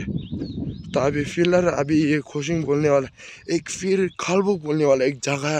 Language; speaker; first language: Hindi; non-native, local second language; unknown